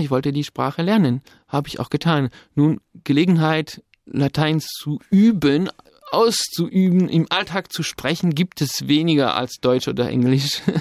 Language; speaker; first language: German; non-native, fluent; French